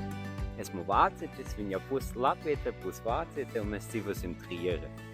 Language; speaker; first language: Latvian; non-native, learner; German